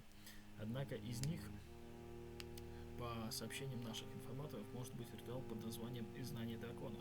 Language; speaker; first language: Russian; native; Russian